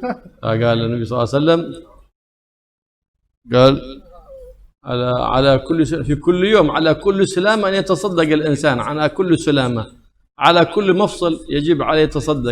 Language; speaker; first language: Arabic; native; Arabic